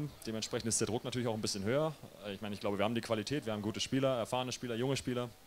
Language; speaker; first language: German; native; German